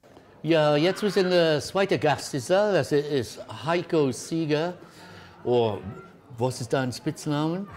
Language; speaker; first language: German; non-native, learner; English